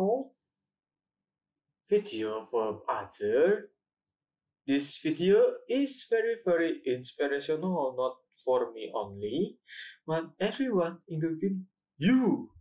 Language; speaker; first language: English; non-native, learner; Indonesian